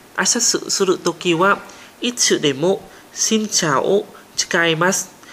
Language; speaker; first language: Japanese; non-native, learner; Vietnamese